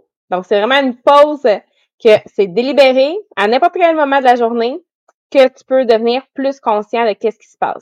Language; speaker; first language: French; native; French